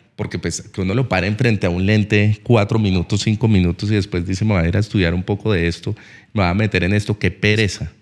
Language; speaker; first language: Spanish; native; Spanish